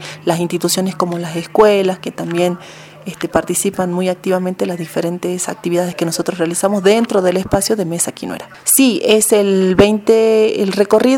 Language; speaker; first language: Spanish; native; Spanish